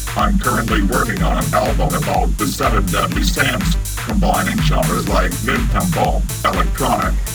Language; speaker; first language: English; non-native, fluent; Italian